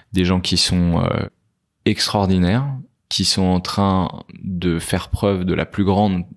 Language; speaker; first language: French; native; French